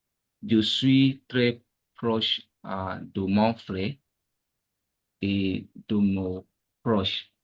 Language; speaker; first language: French; non-native, learner; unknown